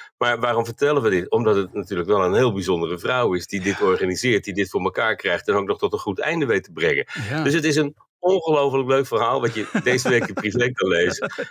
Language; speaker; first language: Dutch; native; Dutch